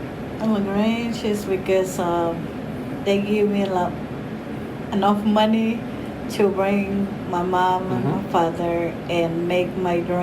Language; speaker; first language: English; non-native, learner; Spanish